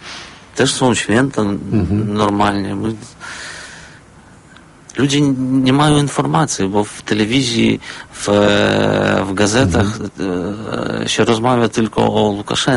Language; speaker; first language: Polish; non-native, fluent; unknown